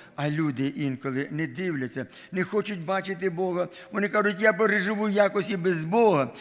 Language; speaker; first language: Ukrainian; non-native, local second language; Russian